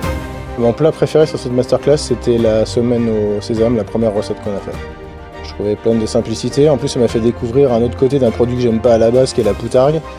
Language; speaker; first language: French; native; French